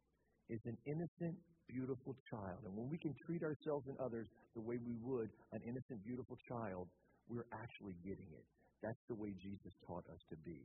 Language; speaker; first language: English; native; English